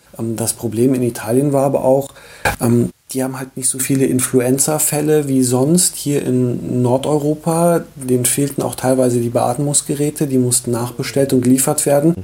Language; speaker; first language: German; early bilingual, other home language; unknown